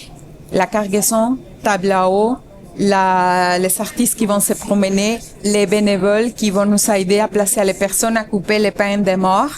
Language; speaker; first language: French; non-native, fluent; Spanish